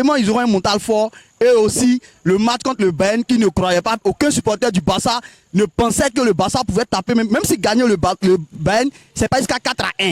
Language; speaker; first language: French; non-native, local second language; Wolof